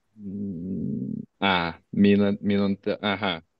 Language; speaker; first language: Finnish; non-native, learner; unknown